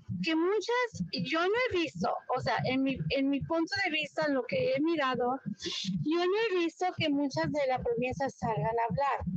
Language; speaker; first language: Spanish; early bilingual, heritage; Spanish